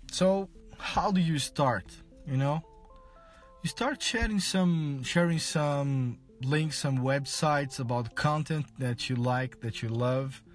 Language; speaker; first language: English; non-native, fluent; Portuguese